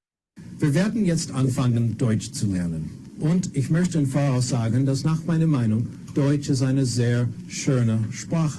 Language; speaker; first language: German; non-native, fluent; English